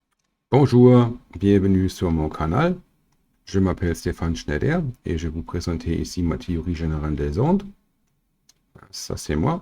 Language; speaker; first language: French; non-native, fluent; German